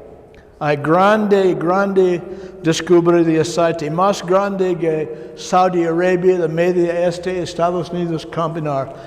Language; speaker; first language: Spanish; non-native, learner; English